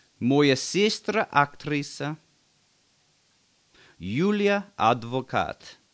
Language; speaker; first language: Russian; non-native, learner; English